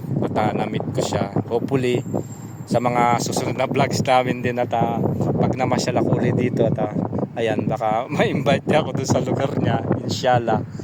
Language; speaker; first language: Filipino; non-native, local second language; Pampanga